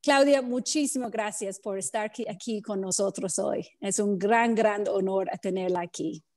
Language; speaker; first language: Spanish; non-native, fluent; English